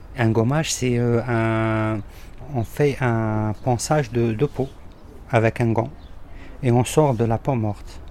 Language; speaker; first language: French; non-native, local second language; Arabic